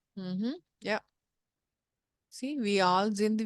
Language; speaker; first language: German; non-native, fluent; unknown